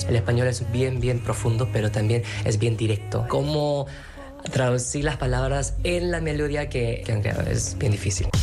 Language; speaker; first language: Spanish; non-native, fluent; Korean